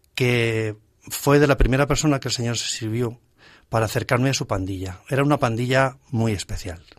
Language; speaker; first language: Spanish; native; Spanish